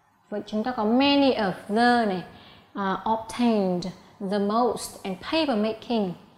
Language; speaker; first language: English; non-native, fluent; Vietnamese